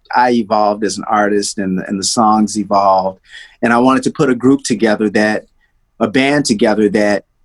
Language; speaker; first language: English; native; English